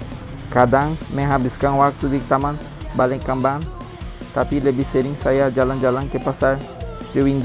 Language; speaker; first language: Indonesian; non-native, fluent; Portuguese